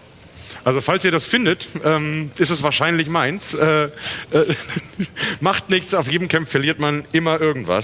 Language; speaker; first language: German; native; German